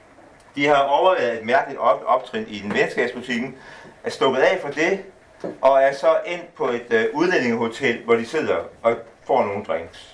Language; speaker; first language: Danish; native; Danish